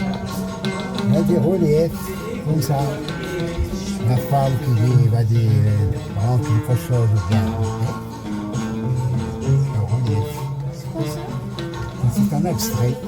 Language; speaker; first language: French; non-native, learner; Arabic